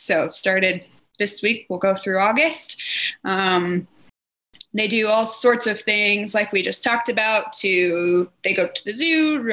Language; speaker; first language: English; native; English